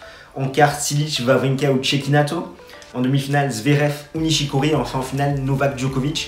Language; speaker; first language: French; native; French